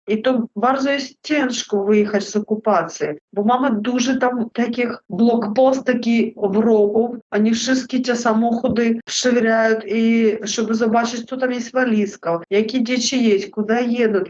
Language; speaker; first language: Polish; non-native, learner; Russian